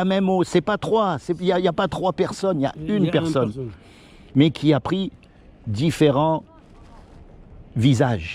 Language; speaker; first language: French; native; French